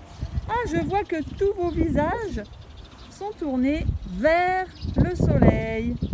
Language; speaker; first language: French; native; French